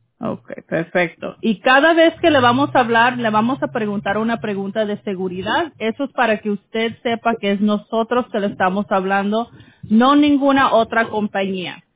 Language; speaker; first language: Spanish; early bilingual, heritage; Spanish